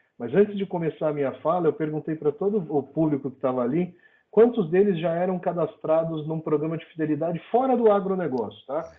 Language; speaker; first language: Portuguese; native; Portuguese